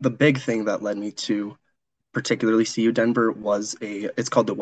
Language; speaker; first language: English; native; English